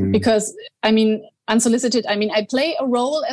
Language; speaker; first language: English; non-native, fluent; German